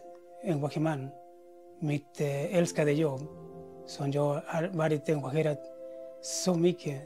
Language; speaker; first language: Swedish; non-native, fluent; Spanish